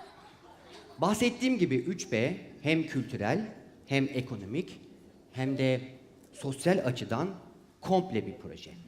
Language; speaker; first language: Turkish; native; Turkish